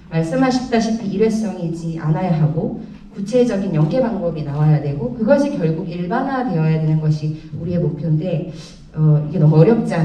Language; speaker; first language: Korean; native; Korean